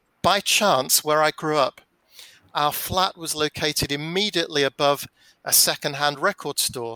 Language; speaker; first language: English; native; English